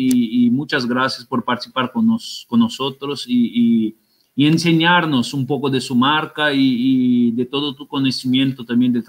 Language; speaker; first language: Spanish; non-native, fluent; Portuguese